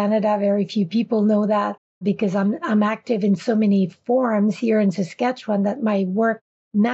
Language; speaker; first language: English; non-native, fluent; French